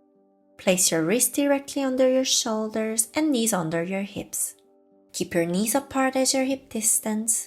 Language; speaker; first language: English; non-native, fluent; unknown